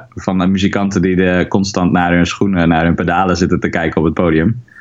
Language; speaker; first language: Dutch; native; Dutch